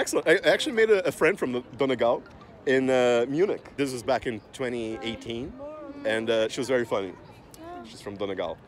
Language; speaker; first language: English; non-native, fluent; Portuguese